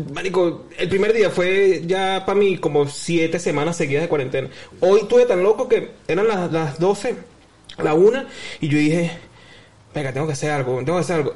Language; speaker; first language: Spanish; native; Spanish